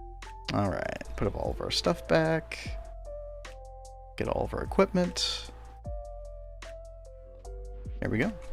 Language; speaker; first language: English; native; English